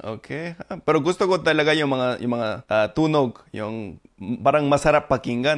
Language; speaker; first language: Filipino; non-native, fluent; English